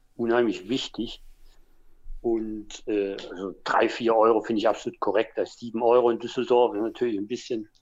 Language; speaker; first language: German; native; German